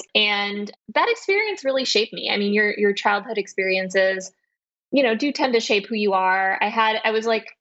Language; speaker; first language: English; native; English